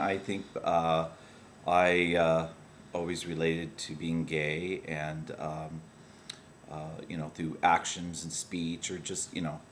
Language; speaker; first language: English; native; English